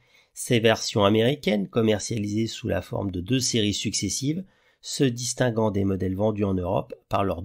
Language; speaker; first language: French; native; French